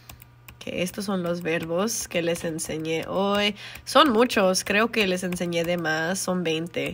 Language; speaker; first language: Spanish; early bilingual, heritage; Spanish